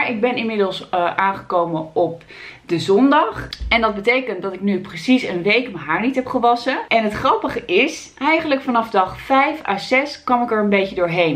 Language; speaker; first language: Dutch; native; Dutch